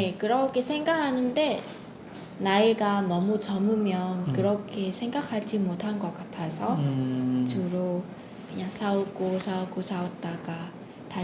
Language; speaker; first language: Korean; non-native, fluent; Vietnamese